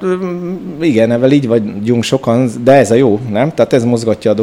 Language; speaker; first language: Hungarian; native; Hungarian